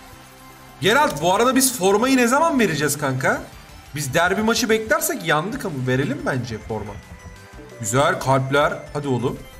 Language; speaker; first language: Turkish; native; Turkish